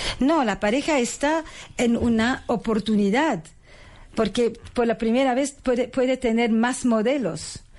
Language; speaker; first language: Spanish; non-native, fluent; French